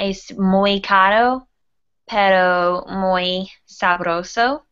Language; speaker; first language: Spanish; non-native, learner; English